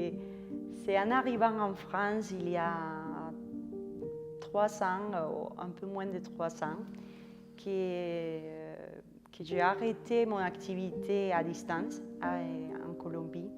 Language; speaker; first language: French; non-native, fluent; Spanish